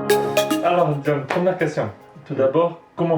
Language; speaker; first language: French; native; French